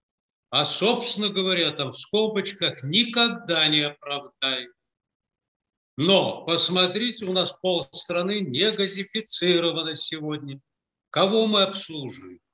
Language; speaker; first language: Russian; native; Russian